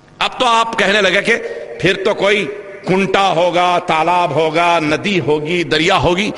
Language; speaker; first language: Urdu; native; Urdu